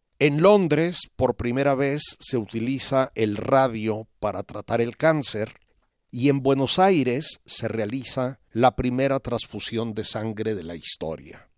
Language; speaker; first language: Spanish; native; Spanish